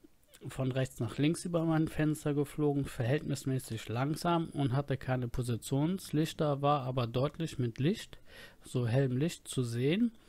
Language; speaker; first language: German; native; German